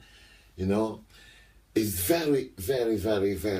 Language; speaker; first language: English; non-native, local second language; French